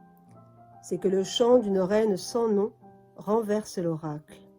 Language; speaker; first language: French; native; French